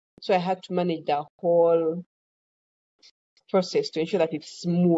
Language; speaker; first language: English; non-native, local second language; Ganda